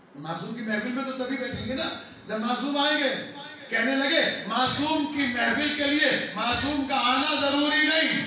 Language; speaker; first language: Urdu; non-native, local second language; Sindhi